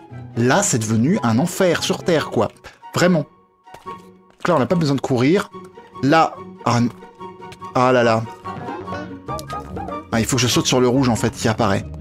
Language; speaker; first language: French; native; French